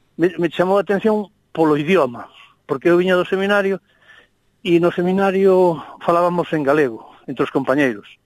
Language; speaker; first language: Galician; non-native, local second language; Spanish